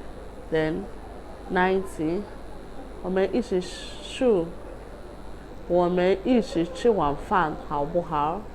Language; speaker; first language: Chinese; non-native, learner; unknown